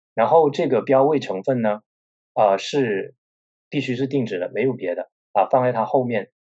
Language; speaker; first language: Chinese; non-native, local second language; Min Nan Chinese